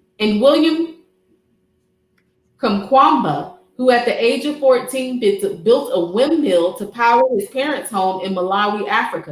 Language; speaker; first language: English; native; English